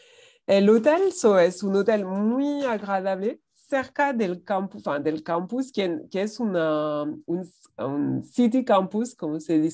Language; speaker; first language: Spanish; non-native, fluent; French